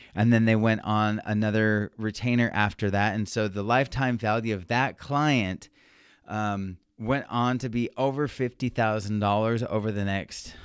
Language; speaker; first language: English; native; English